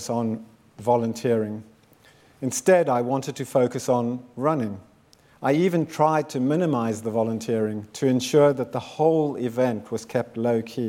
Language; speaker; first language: English; native; English